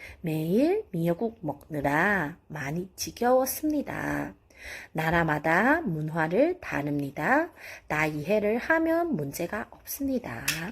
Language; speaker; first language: Korean; non-native, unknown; Chinese